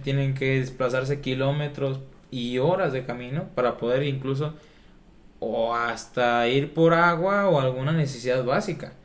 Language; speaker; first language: Spanish; native; Spanish